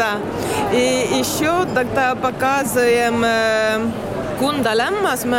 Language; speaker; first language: Russian; non-native, learner; Estonian